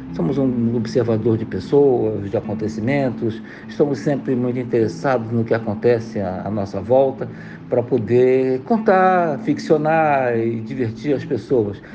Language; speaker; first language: Portuguese; native; Portuguese